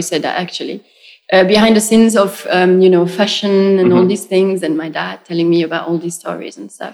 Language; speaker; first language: English; non-native, fluent; French